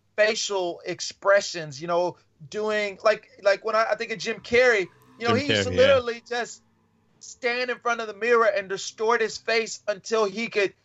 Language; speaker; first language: English; native; English